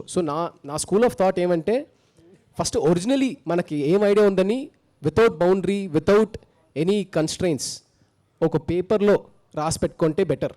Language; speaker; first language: Telugu; early bilingual, heritage; Telugu